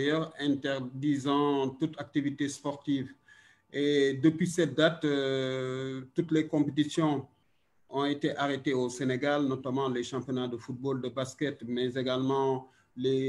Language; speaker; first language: French; non-native, local second language; Wolof